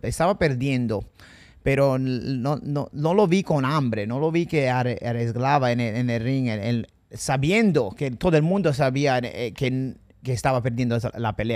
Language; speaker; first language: Spanish; non-native, fluent; English